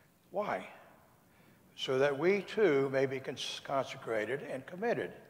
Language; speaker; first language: English; native; English